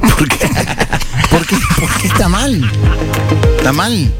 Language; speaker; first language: Spanish; native; Spanish